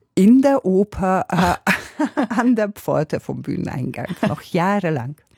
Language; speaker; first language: German; non-native, fluent; Hungarian